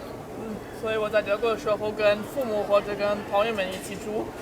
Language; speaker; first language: Chinese; non-native, fluent; German